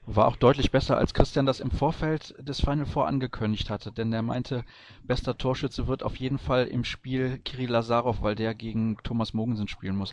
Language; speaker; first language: German; native; German